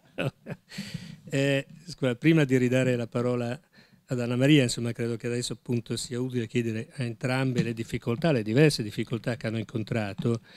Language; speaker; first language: Italian; native; Italian